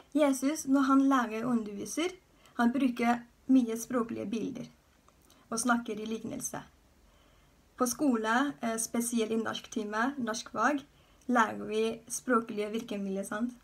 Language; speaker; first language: Norwegian; non-native, fluent; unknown